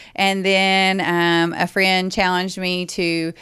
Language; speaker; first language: English; native; English